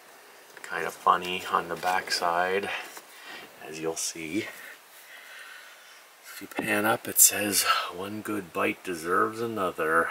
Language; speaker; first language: English; native; English